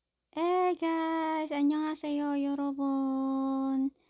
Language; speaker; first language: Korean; non-native, learner; Filipino